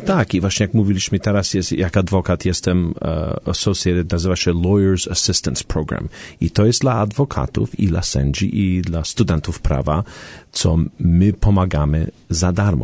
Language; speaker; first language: Polish; early bilingual, heritage; Polish